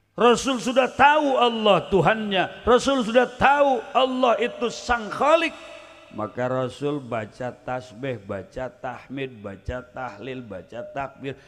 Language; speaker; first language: Indonesian; non-native, local second language; Sundanese